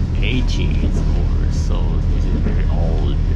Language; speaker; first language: English; non-native, learner; Japanese